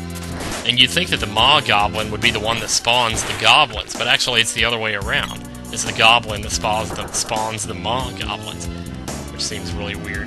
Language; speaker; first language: English; native; English